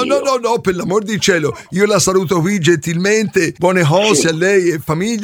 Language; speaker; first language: Italian; native; Italian